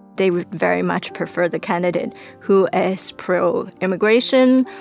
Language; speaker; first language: English; non-native, fluent; Chinese